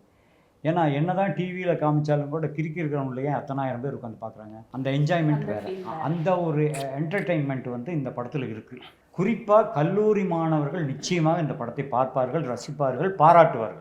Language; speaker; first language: Tamil; native; Tamil